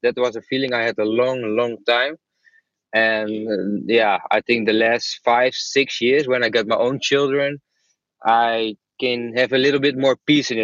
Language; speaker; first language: English; non-native, fluent; Dutch